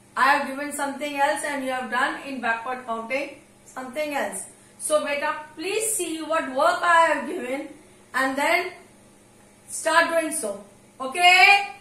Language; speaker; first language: English; non-native, local second language; Hindi